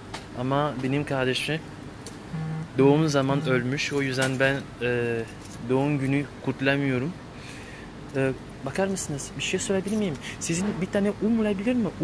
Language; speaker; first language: Turkish; non-native, learner; French